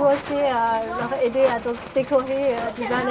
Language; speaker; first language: French; non-native, fluent; Chinese